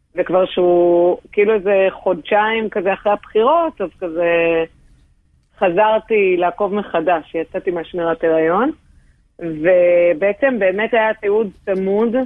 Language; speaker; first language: Hebrew; native; Hebrew